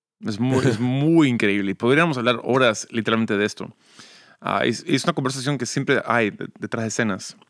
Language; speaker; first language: Spanish; early bilingual, other home language; English